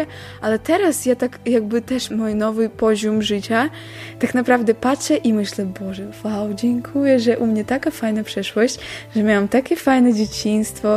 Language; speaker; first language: Polish; non-native, learner; Ukrainian